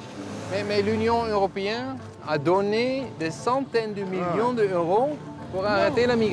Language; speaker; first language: French; non-native, fluent; Dutch